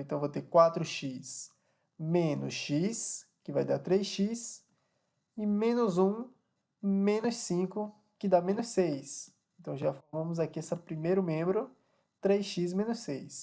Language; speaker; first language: Portuguese; native; Portuguese